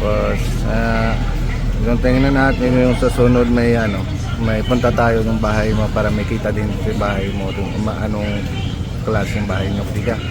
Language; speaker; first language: Filipino; non-native, local second language; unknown